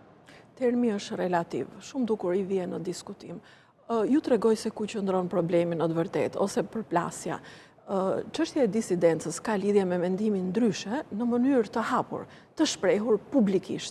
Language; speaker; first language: Albanian; native; Albanian